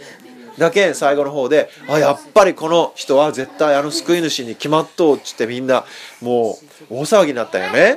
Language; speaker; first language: Japanese; native; Japanese